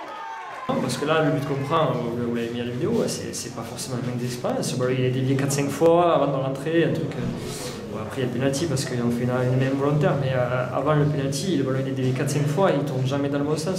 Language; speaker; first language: French; native; French